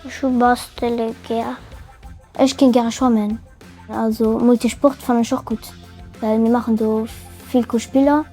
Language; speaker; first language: German; non-native, local second language; Luxembourgish